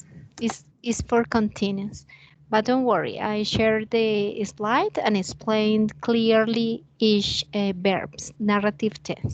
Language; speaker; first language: English; non-native, learner; Spanish